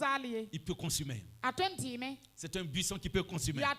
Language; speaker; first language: French; non-native, local second language; Mossi